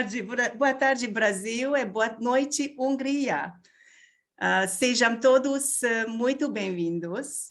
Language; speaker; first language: Portuguese; non-native, learner; Hungarian